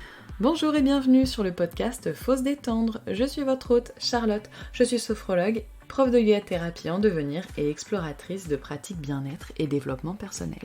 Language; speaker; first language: French; native; French